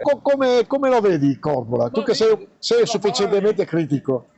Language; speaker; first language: Italian; native; Italian